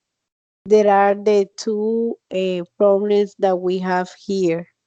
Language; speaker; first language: English; non-native, learner; Spanish